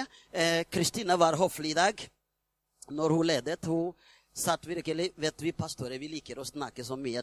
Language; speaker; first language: Swedish; non-native, fluent; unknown